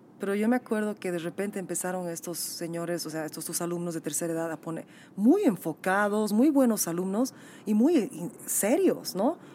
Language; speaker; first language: Spanish; native; Spanish